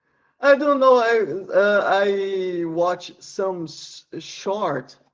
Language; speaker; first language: English; non-native, learner; Portuguese